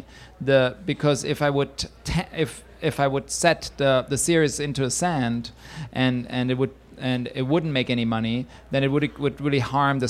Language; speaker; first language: English; non-native, fluent; Swiss German